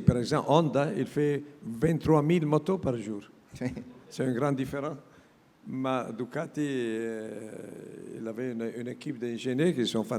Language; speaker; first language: French; non-native, learner; Italian